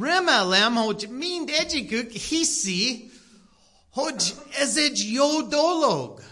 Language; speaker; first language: Hungarian; non-native, learner; English